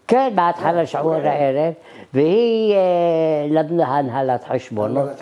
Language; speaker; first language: Hebrew; early bilingual, other home language; Arabic